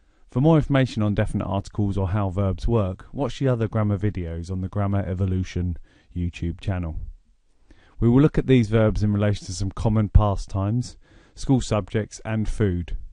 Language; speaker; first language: English; native; English